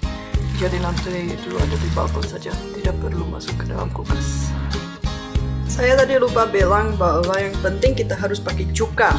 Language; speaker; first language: Indonesian; non-native, fluent; Czech